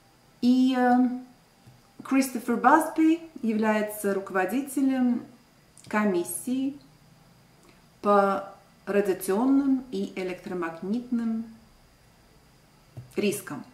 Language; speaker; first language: Russian; non-native, local second language; Latvian